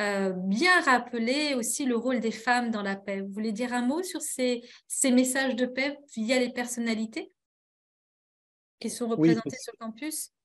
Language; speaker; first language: French; native; French